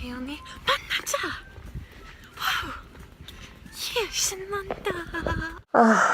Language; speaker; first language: Korean; non-native, learner; English